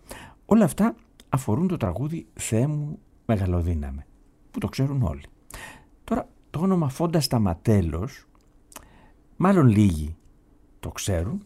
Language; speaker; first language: Greek; native; Greek